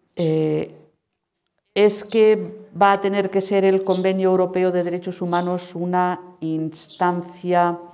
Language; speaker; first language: Spanish; non-native, local second language; Catalan